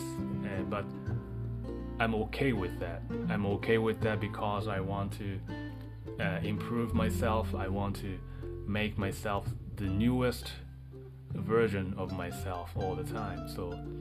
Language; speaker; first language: English; non-native, fluent; Japanese